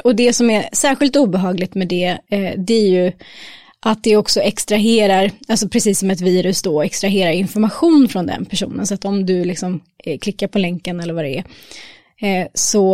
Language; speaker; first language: Swedish; native; Swedish